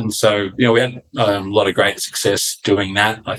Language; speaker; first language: English; native; English